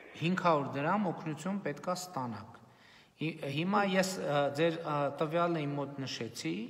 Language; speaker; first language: Armenian; native; Armenian